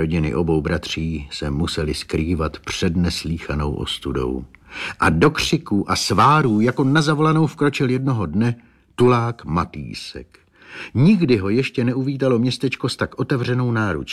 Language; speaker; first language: Czech; native; Czech